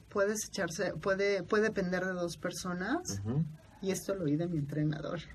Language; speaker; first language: Spanish; native; Spanish